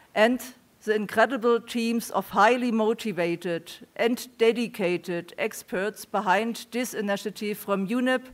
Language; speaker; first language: English; non-native, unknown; German